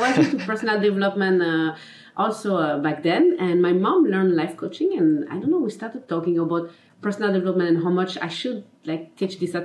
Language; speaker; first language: English; non-native, fluent; French